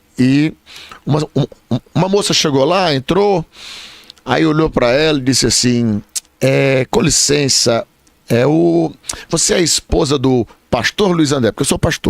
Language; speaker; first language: Portuguese; native; Portuguese